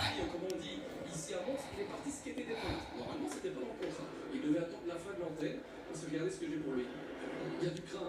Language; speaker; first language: French; native; French